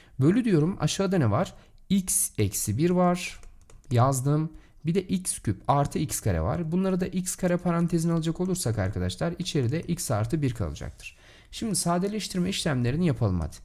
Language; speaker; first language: Turkish; native; Turkish